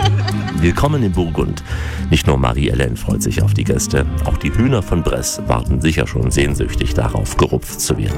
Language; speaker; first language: German; native; German